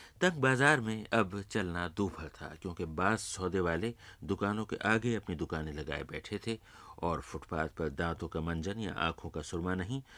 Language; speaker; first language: Urdu; native; Urdu